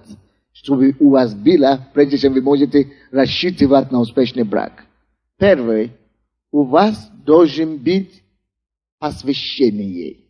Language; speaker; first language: Russian; non-native, fluent; Yoruba